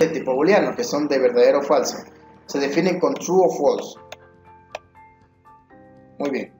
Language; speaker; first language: Spanish; native; Spanish